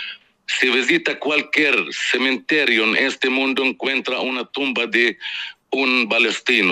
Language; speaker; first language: Spanish; non-native, fluent; Arabic